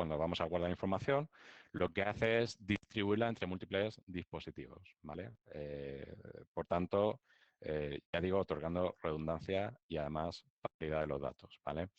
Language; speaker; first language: Spanish; native; Spanish